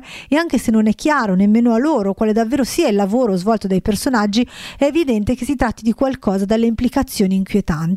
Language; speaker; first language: Italian; native; Italian